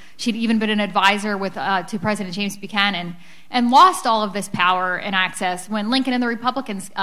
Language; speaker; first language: English; native; English